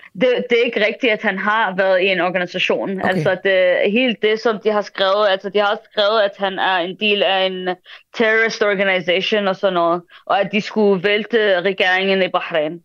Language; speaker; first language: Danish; early bilingual, other home language; Arabic